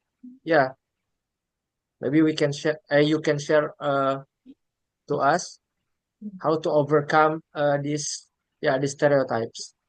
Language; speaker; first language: English; non-native, learner; Indonesian